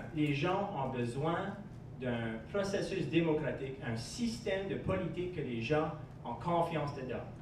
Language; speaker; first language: French; non-native, local second language; English